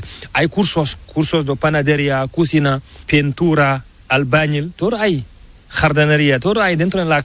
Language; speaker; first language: Spanish; non-native, learner; Fula